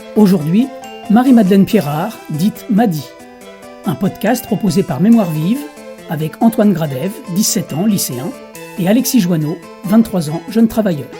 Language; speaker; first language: French; native; French